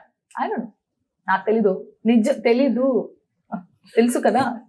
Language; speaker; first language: Telugu; non-native, learner; Kannada